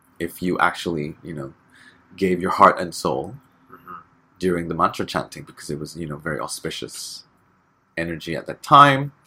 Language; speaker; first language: English; native; English